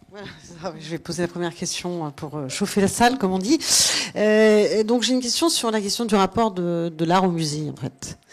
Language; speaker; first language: French; native; French